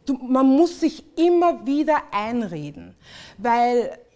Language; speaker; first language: German; early bilingual, other home language; English